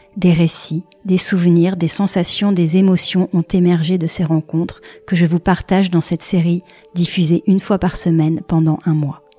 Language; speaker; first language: French; native; French